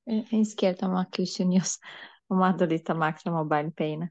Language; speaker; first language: Finnish; non-native, learner; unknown